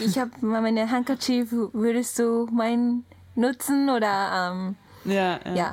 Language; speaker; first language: German; non-native, learner; Japanese